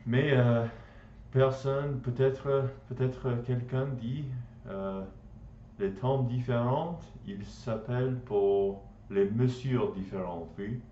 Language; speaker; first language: French; non-native, learner; English